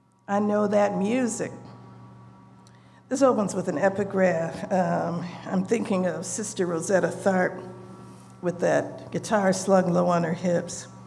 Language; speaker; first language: English; native; English